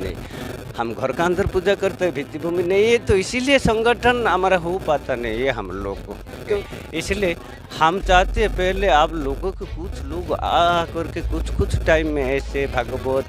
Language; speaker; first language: Hindi; non-native, local second language; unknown